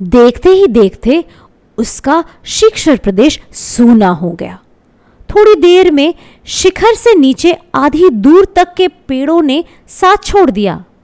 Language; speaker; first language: Hindi; non-native, local second language; Bangla